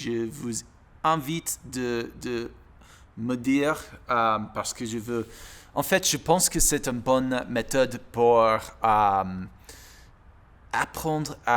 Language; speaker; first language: French; non-native, learner; English